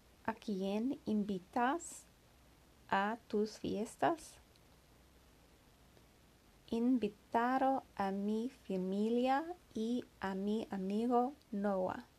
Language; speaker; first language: Spanish; non-native, learner; English